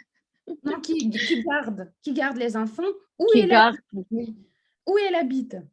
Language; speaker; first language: French; non-native, fluent; Russian